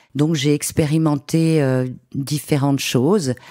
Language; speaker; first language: French; native; French